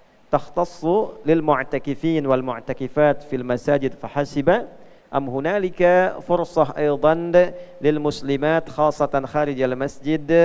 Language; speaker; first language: Arabic; non-native, fluent; Indonesian